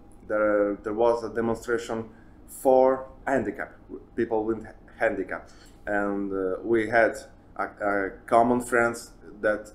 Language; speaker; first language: English; non-native, learner; Italian